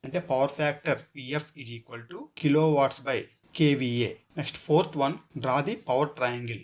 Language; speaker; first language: English; non-native, local second language; Telugu